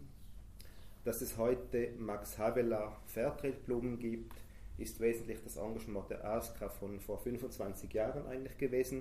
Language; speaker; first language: German; native; German